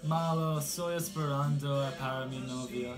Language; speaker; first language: Spanish; non-native, learner; English